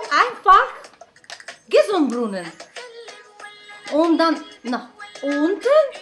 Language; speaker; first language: German; non-native, learner; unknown